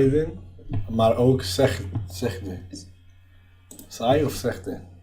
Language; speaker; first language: Dutch; non-native, learner; Spanish